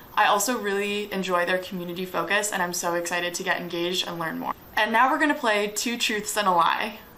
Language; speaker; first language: English; native; English